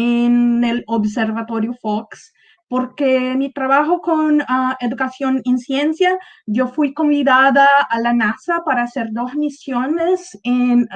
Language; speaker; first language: Spanish; non-native, learner; Portuguese